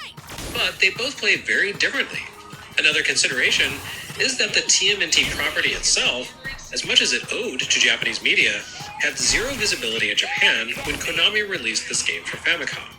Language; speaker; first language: English; native; English